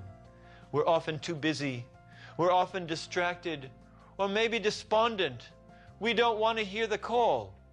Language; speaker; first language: English; native; English